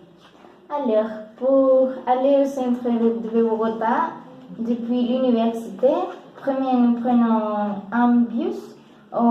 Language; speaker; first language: French; non-native, learner; Spanish